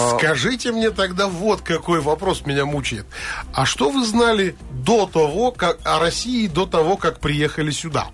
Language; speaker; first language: Russian; native; Russian